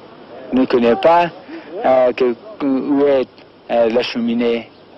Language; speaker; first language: French; non-native, learner; Persian